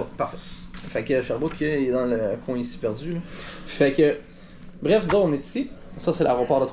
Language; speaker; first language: French; native; French